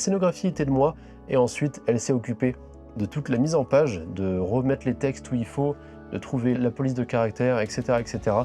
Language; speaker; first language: French; native; French